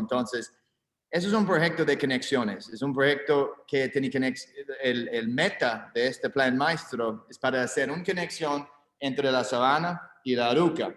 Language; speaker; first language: Spanish; non-native, learner; English